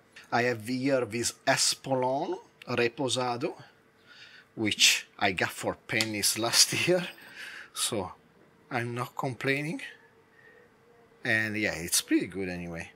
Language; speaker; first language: English; non-native, fluent; Italian